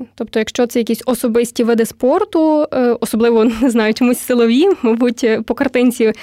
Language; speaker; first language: Ukrainian; native; Ukrainian